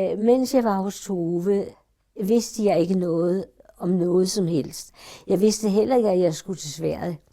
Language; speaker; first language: Danish; early bilingual, other home language; German